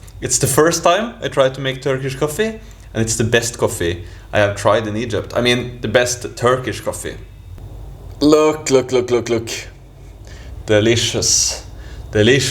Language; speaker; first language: English; non-native, fluent; Norwegian